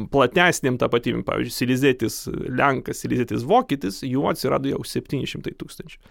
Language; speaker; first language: Lithuanian; non-native, local second language; Polish